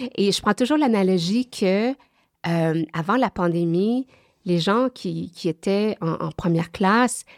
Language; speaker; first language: French; early bilingual, other home language; Vietnamese